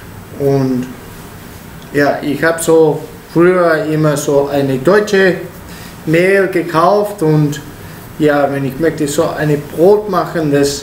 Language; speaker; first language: German; non-native, learner; Italian